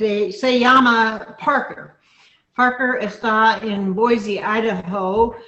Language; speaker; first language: Spanish; non-native, learner; English